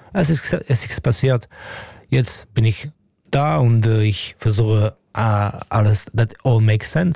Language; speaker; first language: German; non-native, fluent; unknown